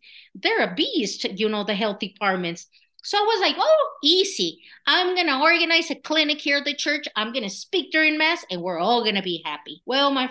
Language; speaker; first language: English; non-native, fluent; Spanish